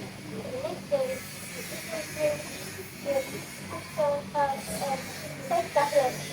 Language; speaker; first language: English; non-native, learner; Indonesian